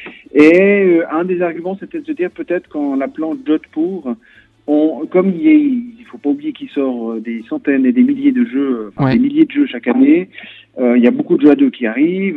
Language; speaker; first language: French; native; French